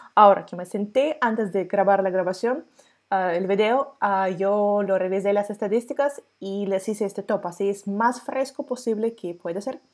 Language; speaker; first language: Spanish; non-native, fluent; Russian